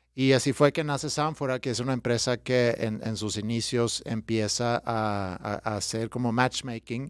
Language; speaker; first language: Spanish; non-native, fluent; Swedish